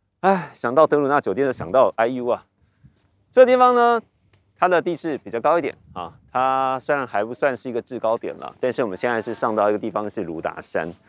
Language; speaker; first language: Chinese; native; Chinese